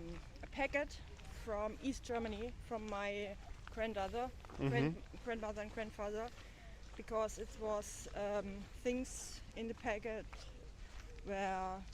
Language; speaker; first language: English; non-native, learner; German